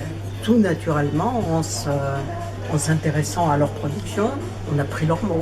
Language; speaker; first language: French; native; French